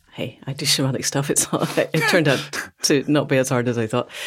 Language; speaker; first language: English; native; English